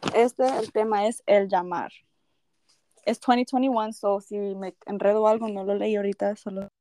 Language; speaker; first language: Spanish; early bilingual, heritage; Spanish